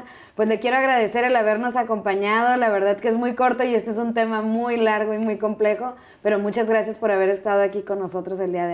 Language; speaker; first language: Spanish; native; Spanish